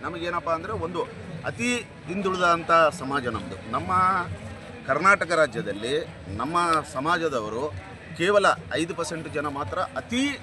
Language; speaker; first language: Kannada; native; Kannada